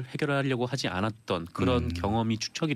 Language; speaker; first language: Korean; native; Korean